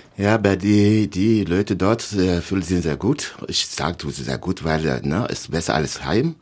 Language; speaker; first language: German; non-native, learner; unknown